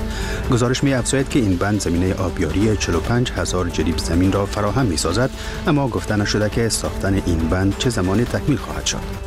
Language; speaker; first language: Persian; native; Persian